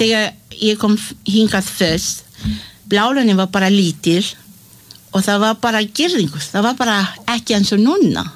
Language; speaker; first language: Icelandic; non-native, learner; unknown